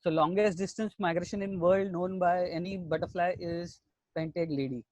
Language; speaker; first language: English; non-native, local second language; Marathi